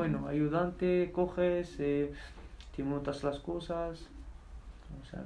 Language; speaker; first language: Spanish; non-native, learner; Berber languages